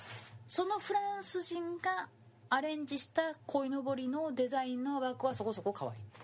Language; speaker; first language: Japanese; native; Japanese